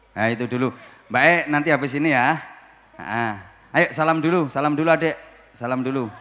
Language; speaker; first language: Indonesian; non-native, local second language; Javanese